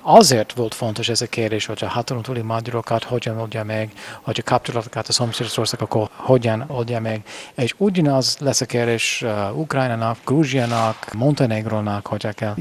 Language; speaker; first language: Hungarian; non-native, fluent; English